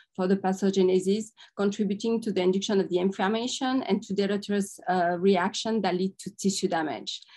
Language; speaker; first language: English; non-native, fluent; French